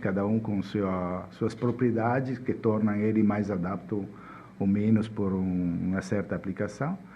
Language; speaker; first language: Portuguese; non-native, fluent; Italian